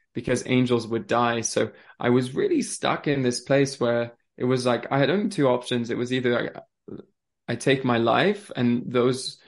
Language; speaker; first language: English; early bilingual, other home language; French